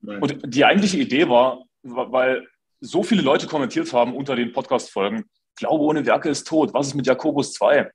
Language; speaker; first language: German; native; German